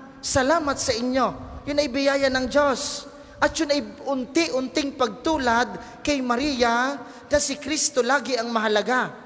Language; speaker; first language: Filipino; native; Filipino